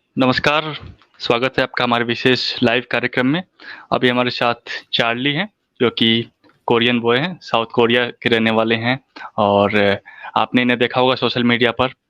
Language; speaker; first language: Hindi; native; Hindi